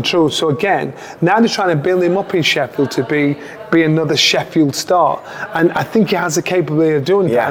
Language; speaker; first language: English; native; English